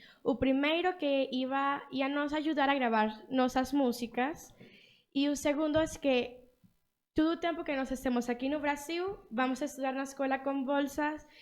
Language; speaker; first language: Portuguese; early bilingual, other home language; Spanish